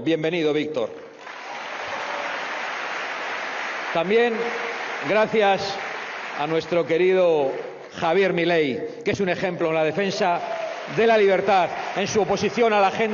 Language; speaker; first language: Spanish; native; Spanish